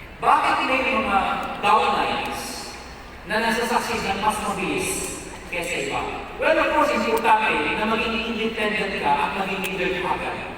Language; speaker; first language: Filipino; native; Filipino